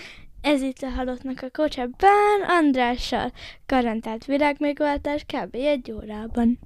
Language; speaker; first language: Hungarian; early bilingual, heritage; Hungarian